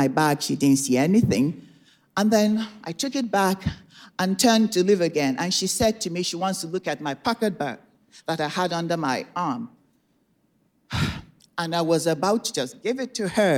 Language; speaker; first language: English; non-native, local second language; Igbo